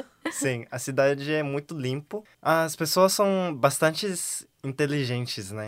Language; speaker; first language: Portuguese; non-native, learner; Korean